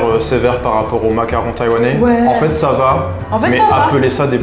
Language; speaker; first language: French; native; French